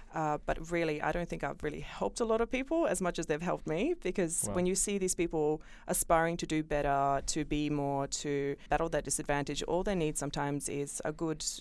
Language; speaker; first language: English; early bilingual, other home language; Bosnian